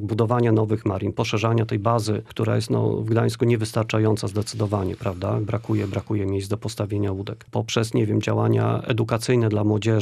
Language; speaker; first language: Polish; native; Polish